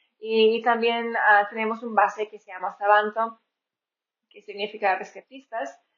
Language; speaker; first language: Spanish; non-native, fluent; English